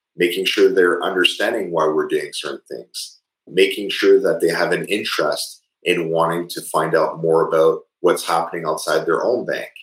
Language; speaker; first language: English; early bilingual, other home language; French